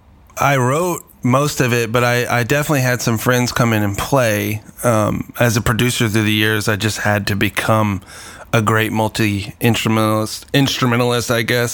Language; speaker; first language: English; native; English